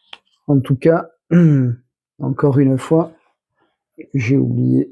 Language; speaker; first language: French; native; French